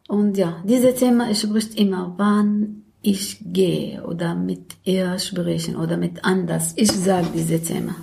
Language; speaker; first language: German; non-native, learner; Arabic